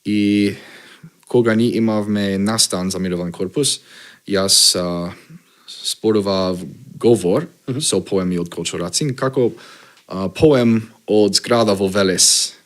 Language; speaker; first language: Macedonian; non-native, learner; English